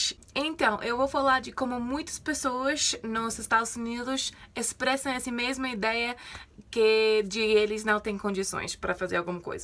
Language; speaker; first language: Portuguese; non-native, fluent; English